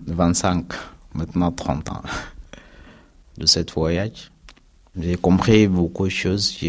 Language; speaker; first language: French; non-native, learner; Arabic